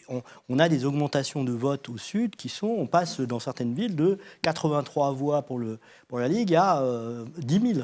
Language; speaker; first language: French; native; French